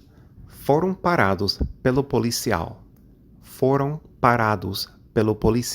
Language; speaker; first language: Portuguese; non-native, fluent; English